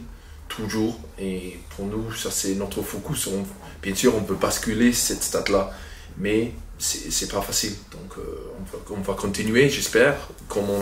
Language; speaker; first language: French; non-native, fluent; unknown